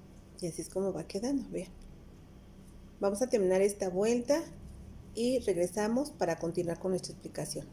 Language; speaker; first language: Spanish; native; Spanish